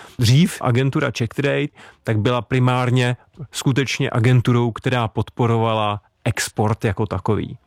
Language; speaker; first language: Czech; native; Czech